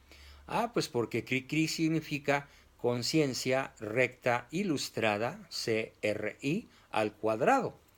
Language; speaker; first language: Spanish; native; Spanish